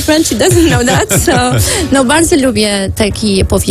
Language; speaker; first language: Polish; non-native, learner; Arabic